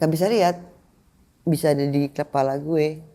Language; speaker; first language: Indonesian; native; Indonesian